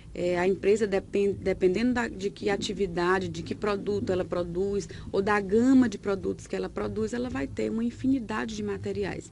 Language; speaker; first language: Portuguese; native; Portuguese